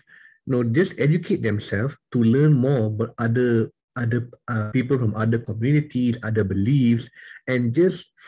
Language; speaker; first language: English; non-native, local second language; Tamil